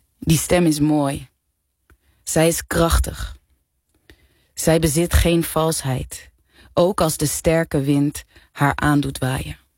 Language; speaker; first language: Dutch; native; Dutch